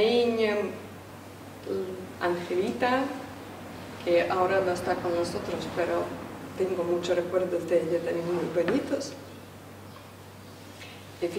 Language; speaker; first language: Spanish; non-native, fluent; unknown